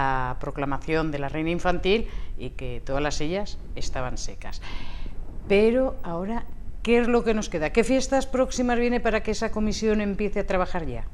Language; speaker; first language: Spanish; native; Spanish